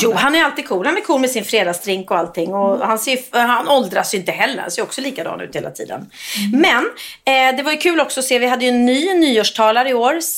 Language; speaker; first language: Swedish; native; Swedish